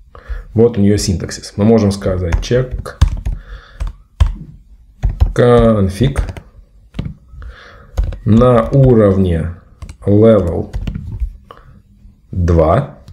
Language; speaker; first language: Russian; native; Russian